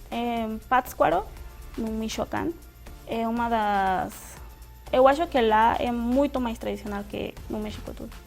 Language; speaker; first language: Portuguese; non-native, fluent; Spanish